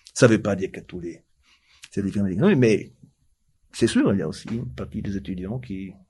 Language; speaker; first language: French; non-native, fluent; German